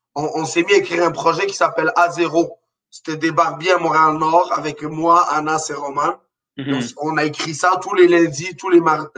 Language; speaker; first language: French; non-native, local second language; Arabic